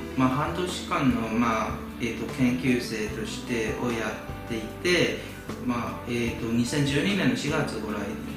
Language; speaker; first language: Japanese; non-native, fluent; Chinese